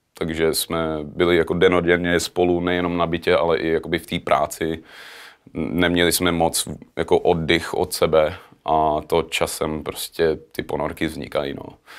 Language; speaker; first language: Czech; early bilingual, heritage; Czech